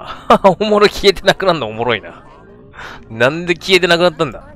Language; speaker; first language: Japanese; native; Japanese